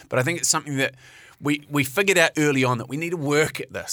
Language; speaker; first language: English; native; English